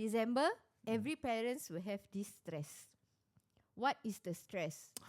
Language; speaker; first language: English; native; English